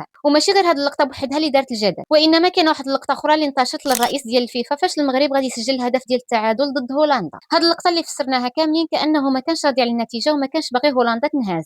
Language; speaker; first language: Arabic; native; Arabic